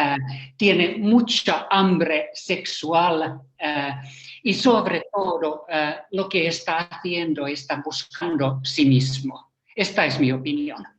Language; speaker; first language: Spanish; non-native, fluent; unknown